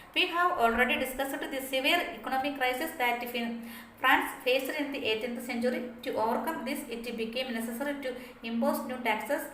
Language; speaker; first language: English; non-native, local second language; Malayalam